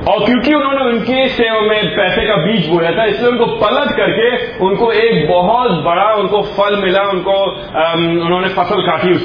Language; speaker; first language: Hindi; native; Hindi